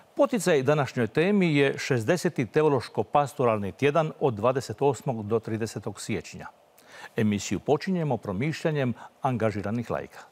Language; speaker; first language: Croatian; native; Croatian